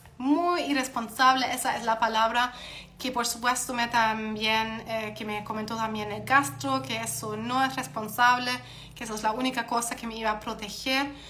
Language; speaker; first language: Spanish; non-native, fluent; German